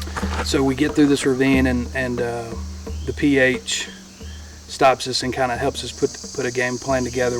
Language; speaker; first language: English; native; English